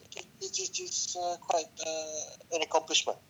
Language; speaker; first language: English; non-native, local second language; Malay